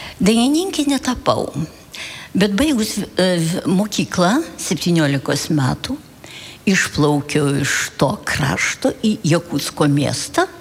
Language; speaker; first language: Lithuanian; early bilingual, heritage; Lithuanian